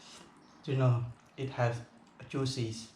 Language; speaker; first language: English; non-native, local second language; Khmer